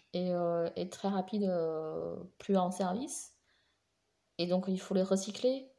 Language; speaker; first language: French; non-native, fluent; Chinese